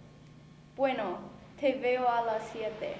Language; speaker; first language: Spanish; non-native, learner; English